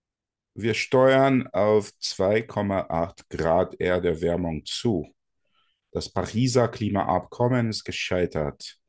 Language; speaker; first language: German; non-native, fluent; Portuguese